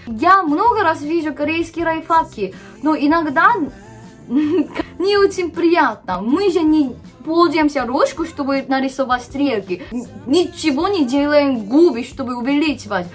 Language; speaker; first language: Russian; non-native, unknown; Korean